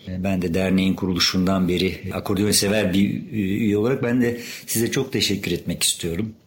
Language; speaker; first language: Turkish; native; Turkish